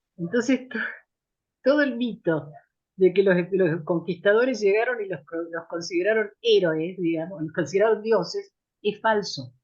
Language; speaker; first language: Spanish; native; Spanish